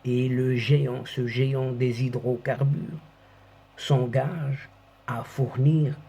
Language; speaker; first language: French; non-native, local second language; Arabic